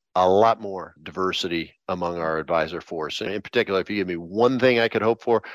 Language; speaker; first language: English; native; English